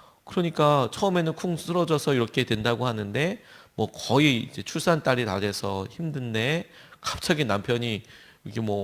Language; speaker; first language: Korean; native; Korean